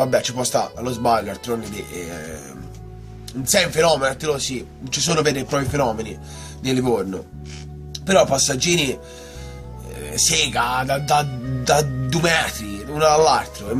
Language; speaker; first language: Italian; native; Italian